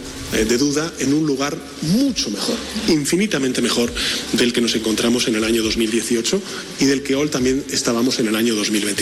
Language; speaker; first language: Spanish; native; Spanish